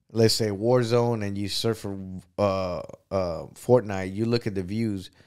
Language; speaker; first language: English; non-native, fluent; Spanish